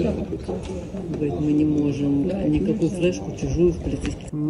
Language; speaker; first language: Dutch; non-native, fluent; Russian